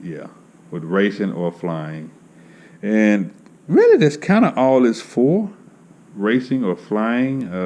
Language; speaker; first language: English; native; English